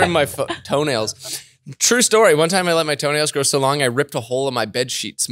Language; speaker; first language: English; native; English